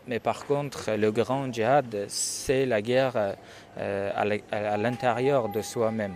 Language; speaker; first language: French; non-native, fluent; Persian